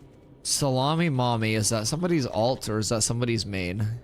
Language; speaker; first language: English; native; English